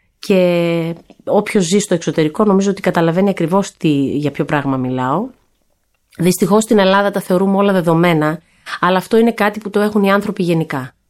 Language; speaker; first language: Greek; early bilingual, heritage; Greek